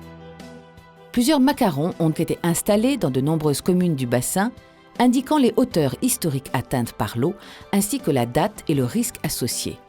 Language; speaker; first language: French; native; French